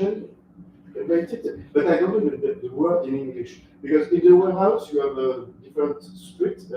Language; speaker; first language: English; non-native, fluent; French